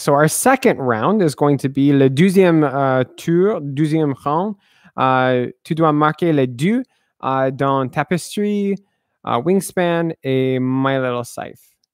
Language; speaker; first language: French; non-native, learner; English